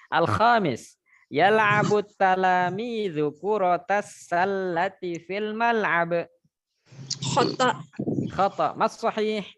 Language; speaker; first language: Arabic; non-native, fluent; Indonesian